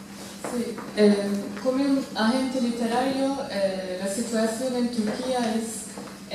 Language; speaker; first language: Spanish; non-native, fluent; Turkish